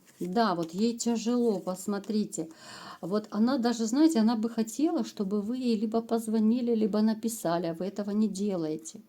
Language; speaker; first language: Russian; native; Russian